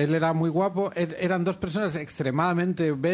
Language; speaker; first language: Spanish; native; Spanish